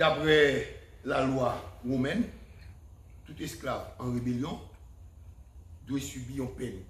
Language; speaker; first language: French; non-native, local second language; Haitian Creole